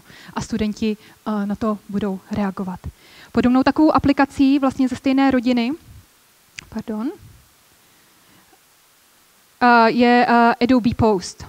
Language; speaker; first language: Czech; native; Czech